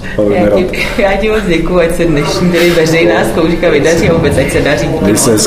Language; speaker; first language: Czech; native; Czech